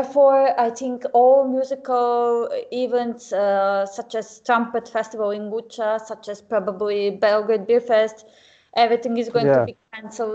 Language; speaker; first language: English; non-native, fluent; Serbian